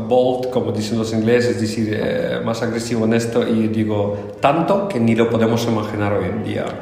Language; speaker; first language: Spanish; non-native, fluent; Russian